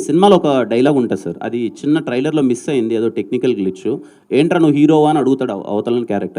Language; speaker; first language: Telugu; native; Telugu